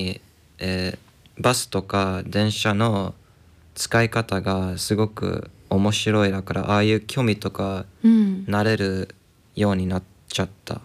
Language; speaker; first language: Japanese; non-native, learner; English